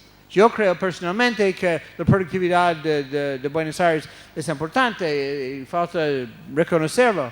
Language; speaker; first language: Spanish; non-native, fluent; English